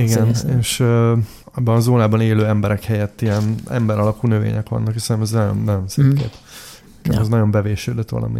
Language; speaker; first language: Hungarian; native; Hungarian